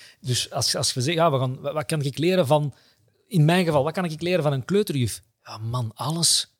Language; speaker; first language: Dutch; native; Dutch